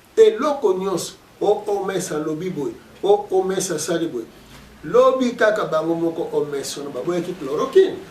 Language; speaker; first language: Lingala; non-native, local second language; Kongo